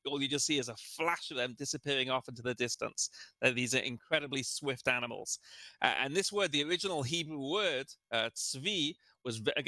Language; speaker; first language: English; native; English